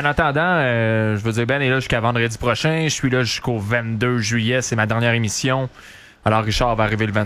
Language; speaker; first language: French; native; French